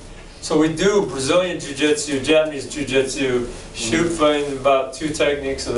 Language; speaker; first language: English; native; English